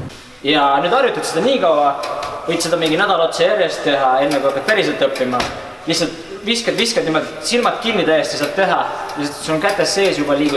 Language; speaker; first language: Estonian; native; Estonian